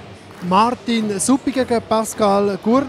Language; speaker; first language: German; native; German